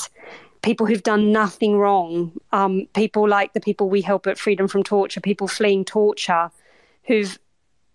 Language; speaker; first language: English; native; English